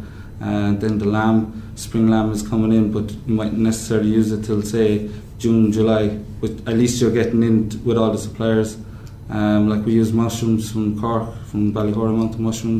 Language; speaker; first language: English; native; English